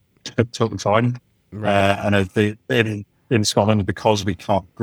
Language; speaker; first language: English; native; English